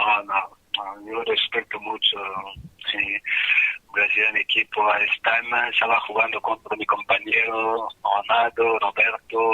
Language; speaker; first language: Spanish; non-native, fluent; French